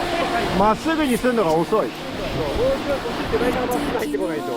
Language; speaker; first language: Japanese; native; Japanese